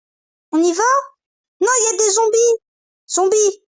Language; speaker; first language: French; native; French